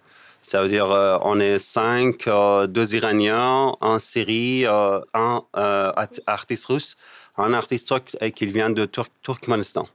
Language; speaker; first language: French; non-native, learner; Persian